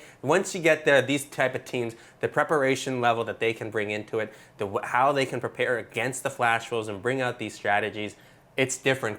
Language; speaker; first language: English; native; English